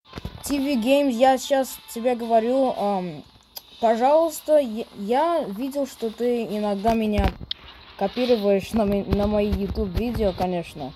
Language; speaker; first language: Russian; early bilingual, heritage; English